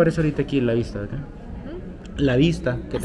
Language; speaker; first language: Spanish; native; Spanish